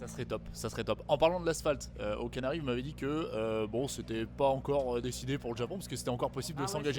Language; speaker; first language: French; native; French